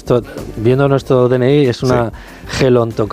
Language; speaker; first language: Spanish; native; Spanish